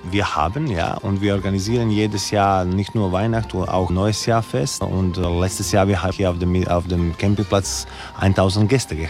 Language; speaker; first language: German; non-native, learner; Croatian